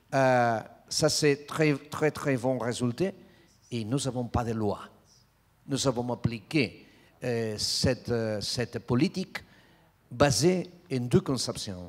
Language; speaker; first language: French; non-native, learner; Spanish